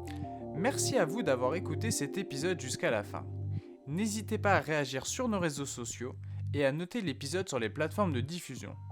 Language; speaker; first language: French; native; French